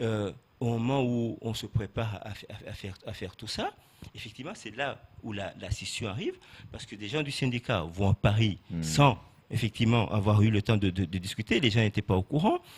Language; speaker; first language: French; native; French